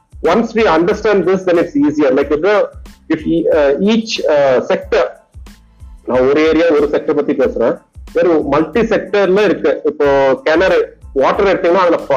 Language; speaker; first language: English; non-native, local second language; Tamil